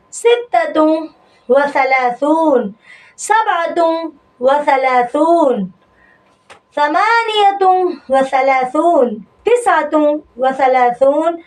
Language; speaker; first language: Arabic; non-native, fluent; Urdu